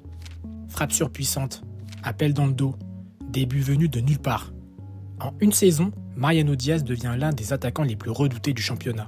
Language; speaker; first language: French; native; French